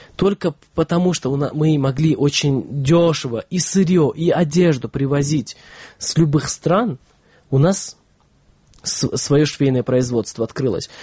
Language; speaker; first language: Russian; non-native, local second language; Kyrgyz